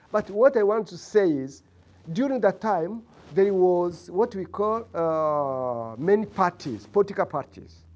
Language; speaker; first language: English; non-native, local second language; Kinyarwanda